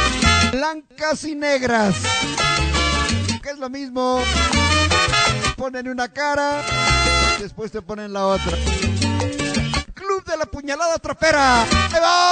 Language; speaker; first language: Spanish; native; Spanish